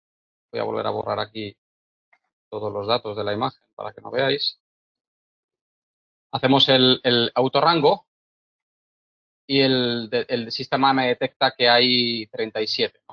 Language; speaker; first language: Spanish; native; Spanish